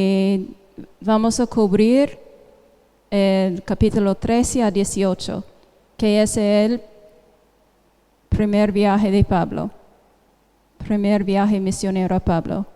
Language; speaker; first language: Spanish; non-native, fluent; English